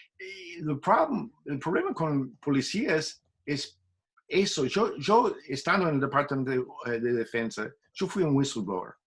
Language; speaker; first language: Spanish; non-native, fluent; English